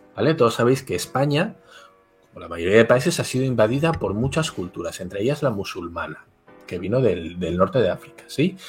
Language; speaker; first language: Spanish; native; Spanish